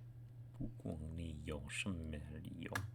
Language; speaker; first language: Chinese; non-native, learner; English